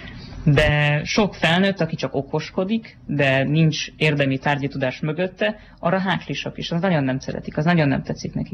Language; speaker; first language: Hungarian; native; Hungarian